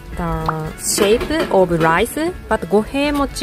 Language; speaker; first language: English; non-native, learner; Japanese